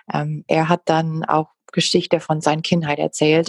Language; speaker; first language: German; non-native, fluent; English